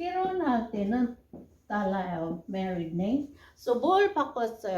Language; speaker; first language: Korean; non-native, learner; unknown